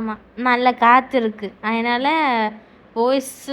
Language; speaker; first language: Tamil; non-native, learner; Malayalam